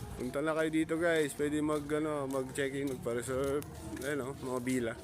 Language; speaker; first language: Filipino; non-native, local second language; Pampanga